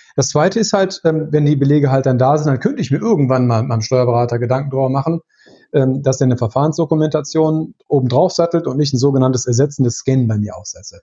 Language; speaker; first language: German; native; German